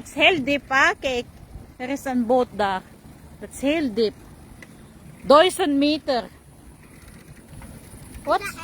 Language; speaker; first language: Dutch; non-native, learner; Filipino